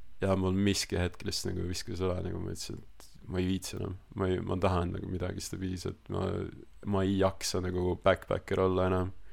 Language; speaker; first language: Estonian; early bilingual, other home language; Russian